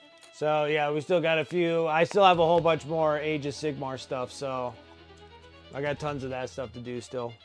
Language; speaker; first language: English; native; English